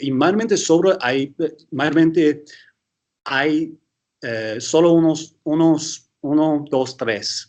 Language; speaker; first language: Spanish; early bilingual, heritage; English